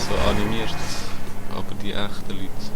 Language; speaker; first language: German; native; German